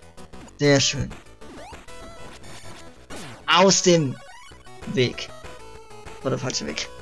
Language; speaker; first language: German; native; German